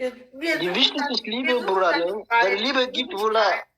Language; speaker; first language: German; non-native, fluent; Tigrinya